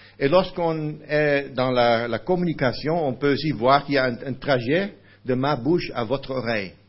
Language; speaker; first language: French; non-native, fluent; Dutch